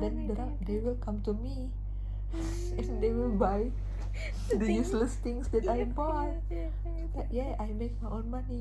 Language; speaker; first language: English; non-native, local second language; Indonesian